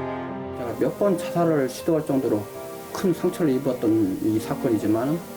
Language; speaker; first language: Korean; native; Korean